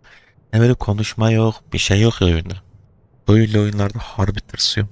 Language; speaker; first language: Turkish; native; Turkish